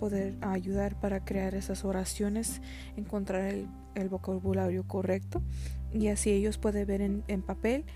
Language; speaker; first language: Spanish; early bilingual, heritage; Spanish